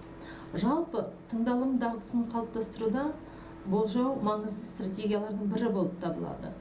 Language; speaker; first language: Kazakh; native; Kazakh